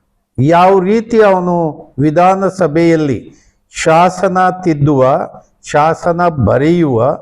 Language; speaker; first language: Kannada; native; Kannada